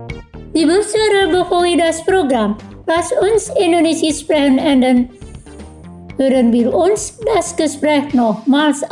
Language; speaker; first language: German; non-native, fluent; Indonesian